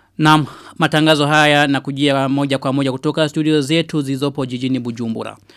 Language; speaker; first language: Swahili; non-native, local second language; Rundi